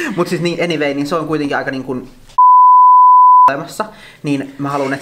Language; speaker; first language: Finnish; native; Finnish